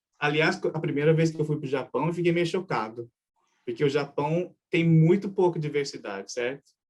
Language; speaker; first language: Portuguese; early bilingual, other home language; Japanese